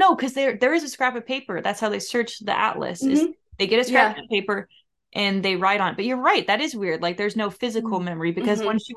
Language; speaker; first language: English; native; English